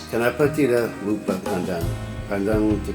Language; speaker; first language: Indonesian; non-native, learner; English